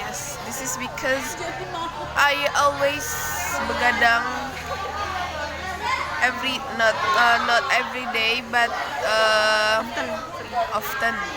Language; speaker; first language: English; non-native, learner; Indonesian